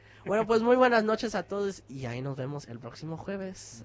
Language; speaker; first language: Spanish; early bilingual, heritage; Spanish